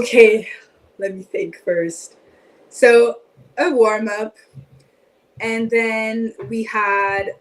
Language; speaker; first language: English; non-native, fluent; French